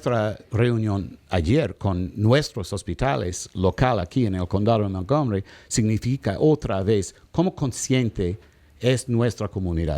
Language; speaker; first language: Spanish; non-native, learner; English